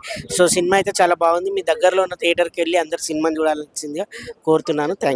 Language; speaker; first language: Telugu; native; Telugu